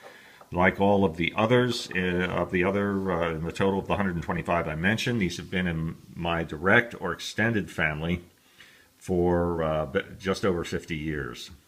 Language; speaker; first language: English; native; English